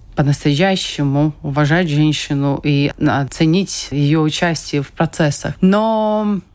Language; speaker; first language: Russian; non-native, fluent; Latvian